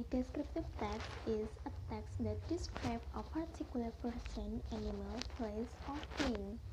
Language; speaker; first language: English; non-native, fluent; Indonesian